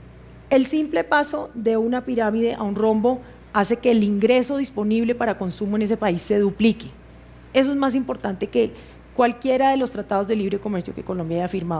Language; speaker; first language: Spanish; native; Spanish